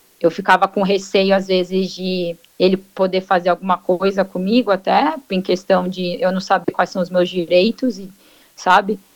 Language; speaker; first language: Portuguese; native; Portuguese